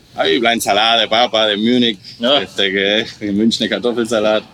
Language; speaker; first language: Spanish; non-native, local second language; German